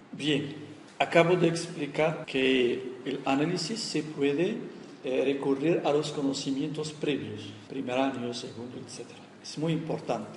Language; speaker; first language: Spanish; non-native, fluent; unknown